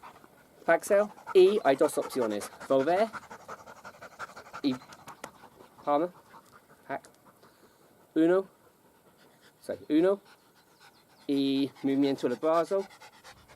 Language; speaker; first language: Spanish; non-native, learner; English